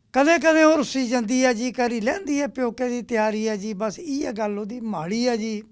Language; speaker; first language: Hindi; non-native, local second language; Dogri